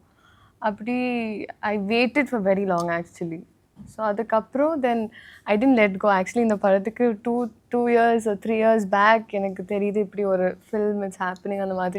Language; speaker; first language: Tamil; non-native, learner; Telugu